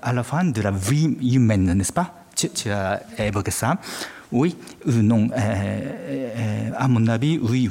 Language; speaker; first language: French; non-native, fluent; Japanese